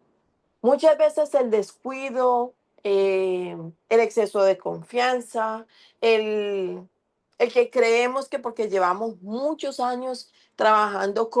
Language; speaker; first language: Spanish; native; Spanish